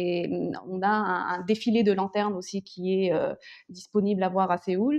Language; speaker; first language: French; early bilingual, other home language; Korean